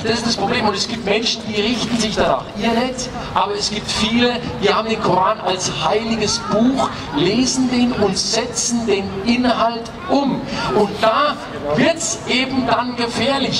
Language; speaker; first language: German; native; German